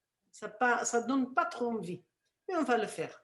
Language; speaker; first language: French; non-native, fluent; Spanish